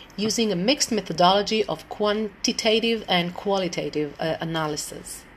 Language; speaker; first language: English; non-native, fluent; Hebrew